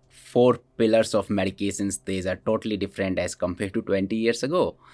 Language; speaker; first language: English; non-native, local second language; Hindi